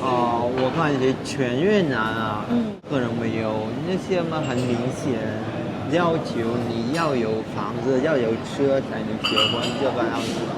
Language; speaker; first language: Chinese; non-native, fluent; Vietnamese